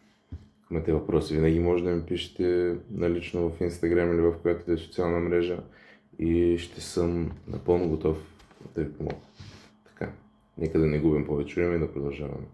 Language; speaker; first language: Bulgarian; native; Bulgarian